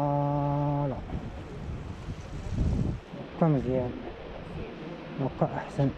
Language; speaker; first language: Arabic; native; Arabic